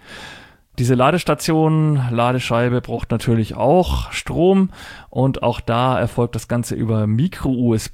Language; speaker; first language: German; native; German